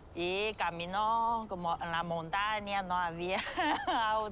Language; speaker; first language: Spanish; non-native, fluent; Chinese